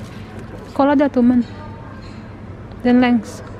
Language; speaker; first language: Swedish; non-native, learner; Indonesian